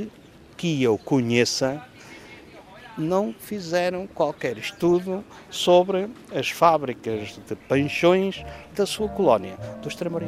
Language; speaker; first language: Portuguese; native; Portuguese